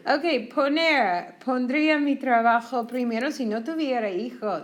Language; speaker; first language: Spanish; non-native, fluent; English